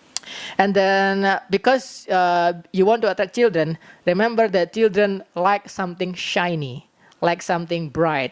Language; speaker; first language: English; non-native, learner; Indonesian